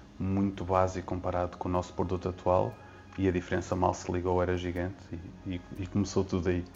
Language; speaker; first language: Portuguese; native; Portuguese